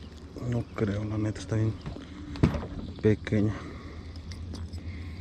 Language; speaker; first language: Spanish; native; Spanish